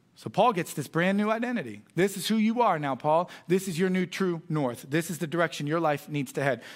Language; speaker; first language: English; native; English